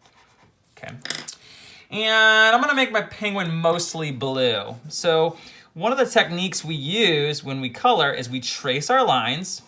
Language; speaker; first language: English; native; English